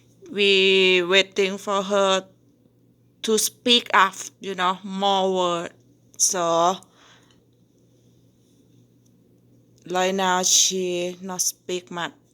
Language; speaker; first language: English; non-native, learner; Thai